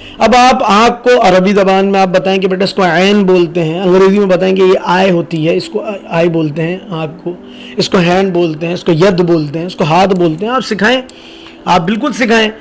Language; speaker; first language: Urdu; native; Urdu